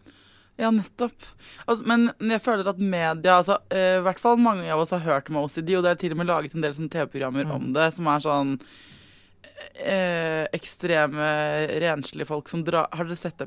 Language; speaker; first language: Norwegian; native; Norwegian